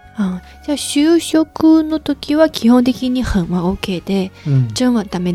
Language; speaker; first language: Japanese; non-native, fluent; Chinese